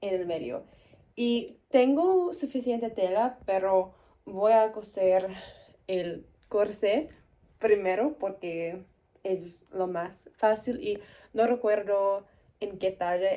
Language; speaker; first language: Spanish; non-native, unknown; English